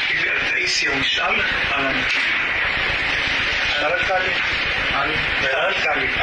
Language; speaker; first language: Hebrew; native; Hebrew